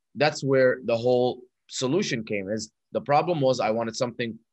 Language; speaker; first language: English; non-native, fluent; Arabic